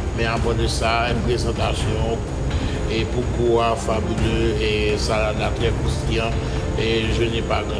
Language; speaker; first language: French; non-native, local second language; Haitian Creole